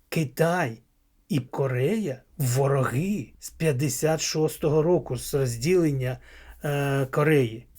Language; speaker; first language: Ukrainian; native; Ukrainian